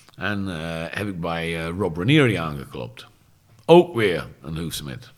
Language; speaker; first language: Dutch; non-native, fluent; English